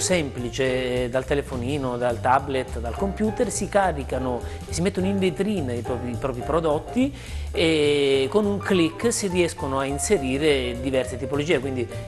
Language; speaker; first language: Italian; native; Italian